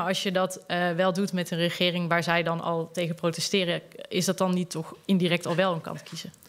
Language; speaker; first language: Dutch; native; Dutch